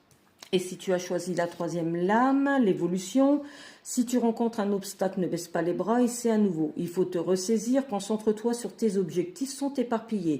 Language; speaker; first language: French; native; French